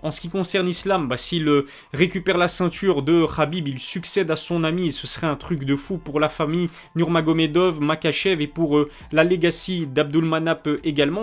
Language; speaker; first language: French; native; French